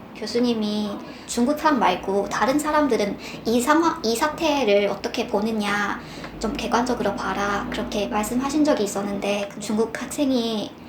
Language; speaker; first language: Korean; non-native, fluent; Chinese